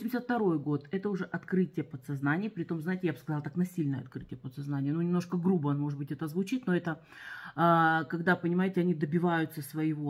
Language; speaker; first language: Russian; native; Russian